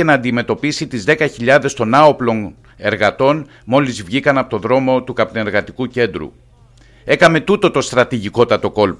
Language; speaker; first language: Greek; native; Greek